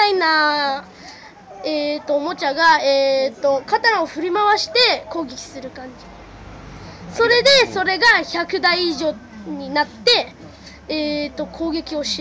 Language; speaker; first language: Japanese; native; Japanese